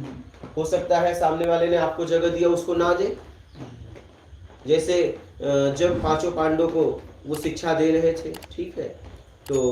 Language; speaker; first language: Hindi; native; Hindi